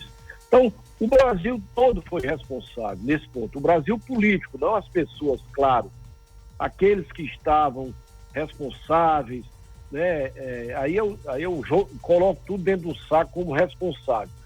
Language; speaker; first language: Portuguese; native; Portuguese